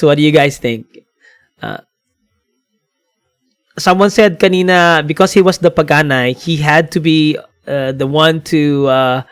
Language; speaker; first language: English; non-native, local second language; Filipino